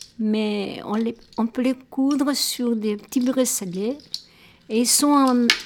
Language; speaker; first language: French; non-native, fluent; Spanish